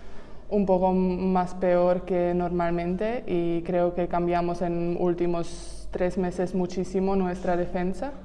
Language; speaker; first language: Spanish; non-native, learner; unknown